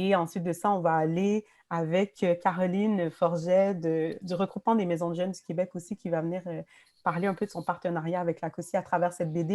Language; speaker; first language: French; native; French